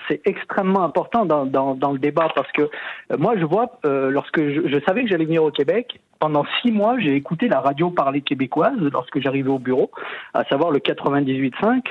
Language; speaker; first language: French; native; French